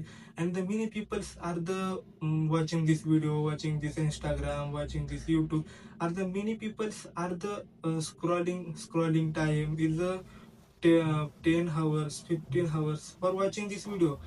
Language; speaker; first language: English; non-native, learner; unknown